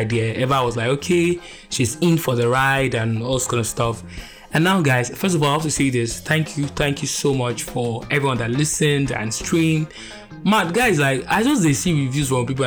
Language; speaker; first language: English; non-native, local second language; Yoruba